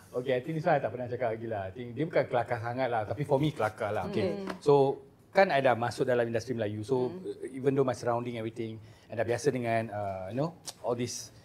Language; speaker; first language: Malay; non-native, local second language; Chinese